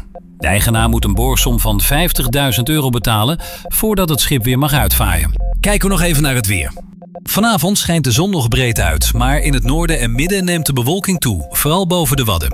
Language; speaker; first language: Dutch; native; Dutch